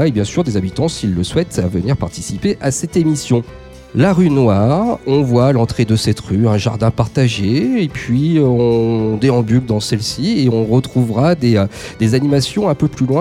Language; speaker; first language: French; native; French